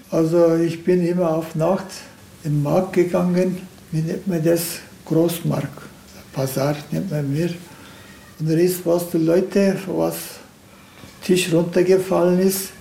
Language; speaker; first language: German; non-native, learner; Turkish